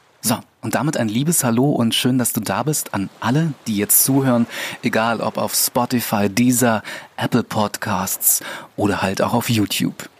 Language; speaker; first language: German; native; German